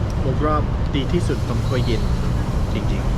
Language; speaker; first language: Thai; non-native, fluent; English